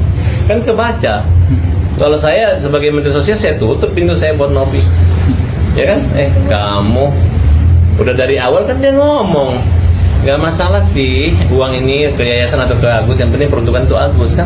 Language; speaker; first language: Indonesian; native; Indonesian